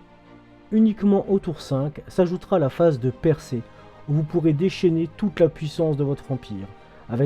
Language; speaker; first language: French; native; French